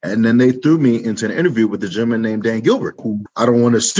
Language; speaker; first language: English; native; English